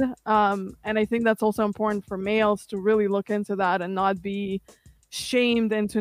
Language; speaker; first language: English; non-native, fluent; Kazakh